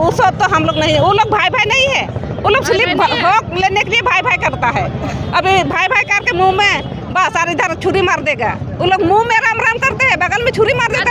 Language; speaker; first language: Hindi; non-native, local second language; Santali